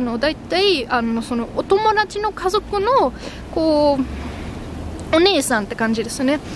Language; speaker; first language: Japanese; non-native, fluent; German